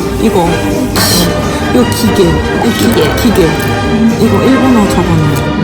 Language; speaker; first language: Korean; non-native, learner; Japanese